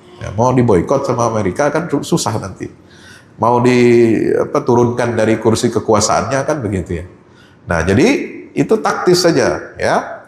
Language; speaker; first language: Indonesian; native; Indonesian